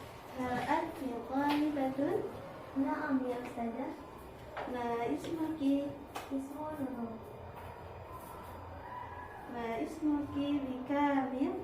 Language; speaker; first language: Arabic; non-native, learner; Indonesian